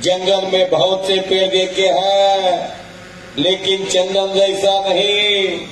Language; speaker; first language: Hindi; non-native, local second language; Marathi